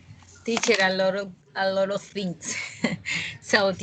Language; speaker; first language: English; non-native, learner; Spanish